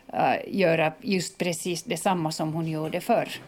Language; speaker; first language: Swedish; non-native, fluent; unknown